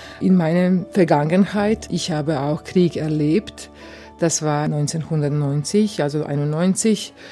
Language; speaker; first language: German; non-native, fluent; Croatian